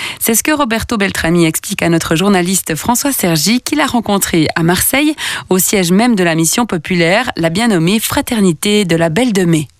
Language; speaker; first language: French; native; French